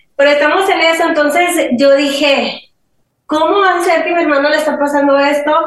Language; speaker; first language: Spanish; early bilingual, heritage; Spanish